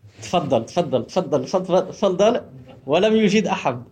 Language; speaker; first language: Arabic; non-native, fluent; French